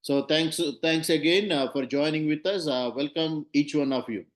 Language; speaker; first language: English; non-native, local second language; Telugu